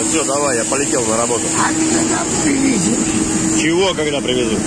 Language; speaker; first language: Russian; native; Russian